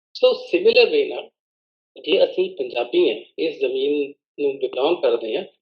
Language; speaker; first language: Hindi; non-native, local second language; Punjabi